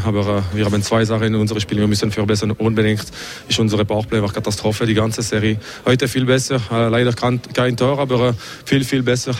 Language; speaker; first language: German; non-native, learner; French